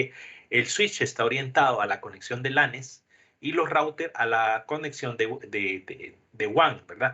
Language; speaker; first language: Spanish; native; Spanish